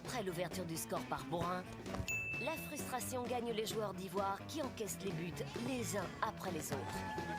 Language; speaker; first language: French; native; French